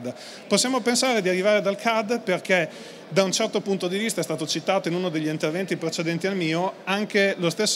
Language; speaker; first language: Italian; native; Italian